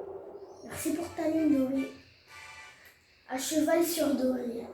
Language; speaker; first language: French; native; French